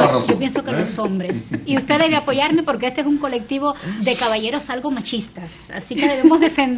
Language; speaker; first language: Spanish; native; Spanish